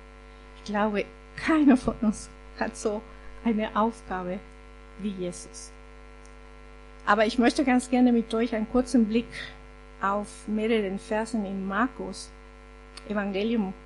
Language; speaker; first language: German; non-native, fluent; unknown